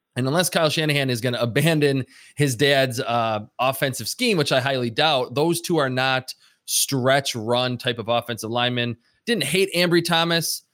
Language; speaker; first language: English; native; English